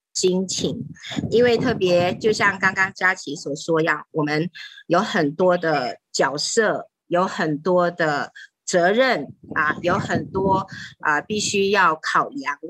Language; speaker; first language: Chinese; native; Chinese